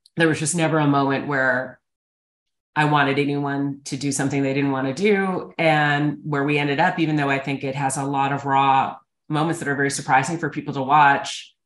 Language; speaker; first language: English; native; English